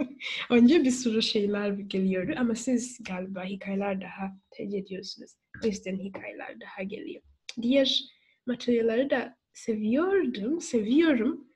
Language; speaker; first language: Turkish; non-native, fluent; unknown